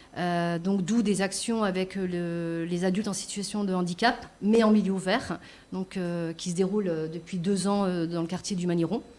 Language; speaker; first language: French; native; French